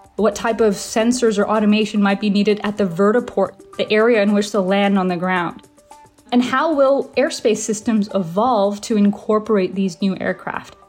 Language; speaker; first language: English; native; English